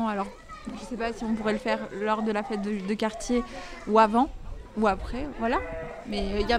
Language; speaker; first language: French; native; French